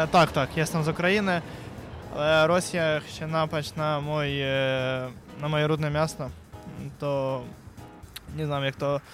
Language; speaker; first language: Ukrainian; non-native, learner; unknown